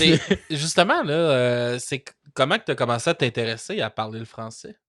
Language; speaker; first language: French; native; French